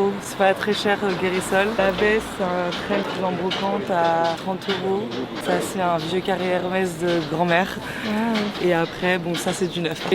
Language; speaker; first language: French; native; French